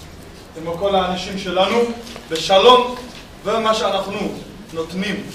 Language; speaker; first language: Hebrew; non-native, learner; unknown